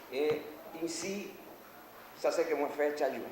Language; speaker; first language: Haitian Creole; non-native, learner; Spanish